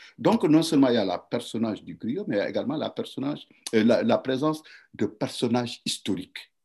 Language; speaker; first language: French; non-native, local second language; Wolof